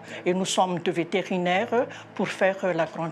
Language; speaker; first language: French; non-native, local second language; Malagasy